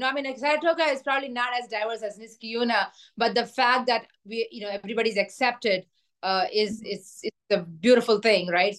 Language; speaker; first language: English; non-native, local second language; Urdu